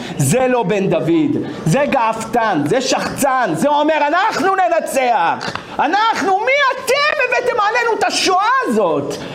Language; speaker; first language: Hebrew; native; Hebrew